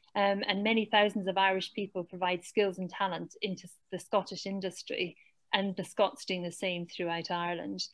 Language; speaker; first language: English; native; English